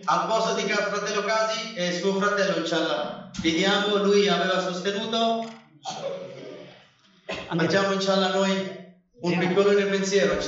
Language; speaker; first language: Italian; non-native, fluent; Bangla